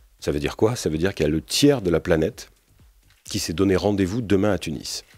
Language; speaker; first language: French; native; French